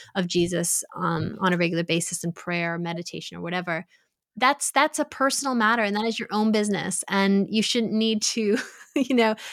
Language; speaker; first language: English; native; English